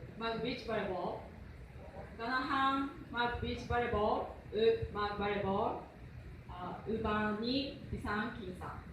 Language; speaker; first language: Cebuano; non-native, learner; Japanese